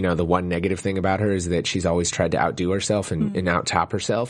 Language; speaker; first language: English; native; English